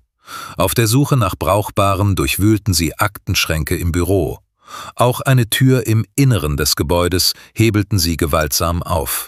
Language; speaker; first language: German; native; German